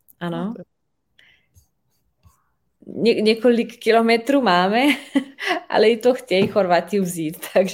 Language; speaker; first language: Czech; non-native, fluent; Slovenian